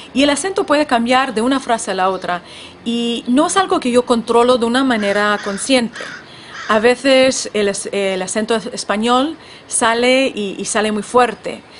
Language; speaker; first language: Spanish; non-native, fluent; Russian